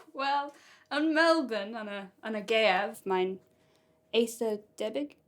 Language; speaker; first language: Welsh; non-native, learner; English